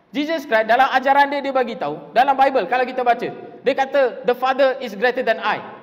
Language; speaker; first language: Malay; non-native, local second language; Tamil